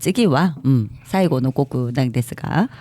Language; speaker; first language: Japanese; non-native, learner; Korean